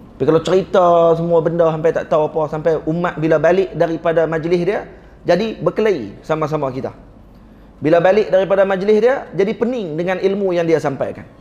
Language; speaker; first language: Malay; native; Malay